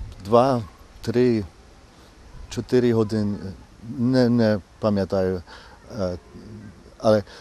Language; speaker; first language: Ukrainian; non-native, fluent; English